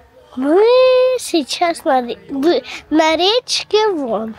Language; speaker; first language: Russian; early bilingual, heritage; Russian